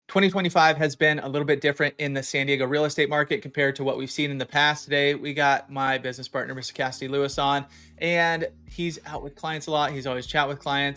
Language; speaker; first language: English; native; English